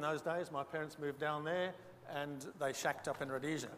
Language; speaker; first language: English; non-native, local second language; Bemba